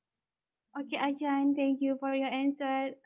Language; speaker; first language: English; non-native, learner; Indonesian